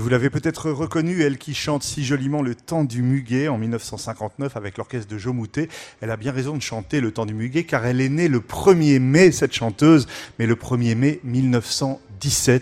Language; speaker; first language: French; native; French